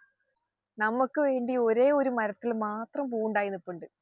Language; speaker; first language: Malayalam; native; Malayalam